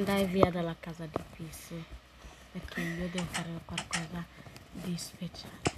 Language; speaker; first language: Italian; early bilingual, other home language; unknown